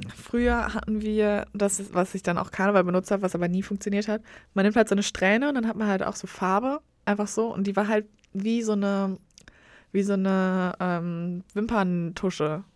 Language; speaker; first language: German; native; German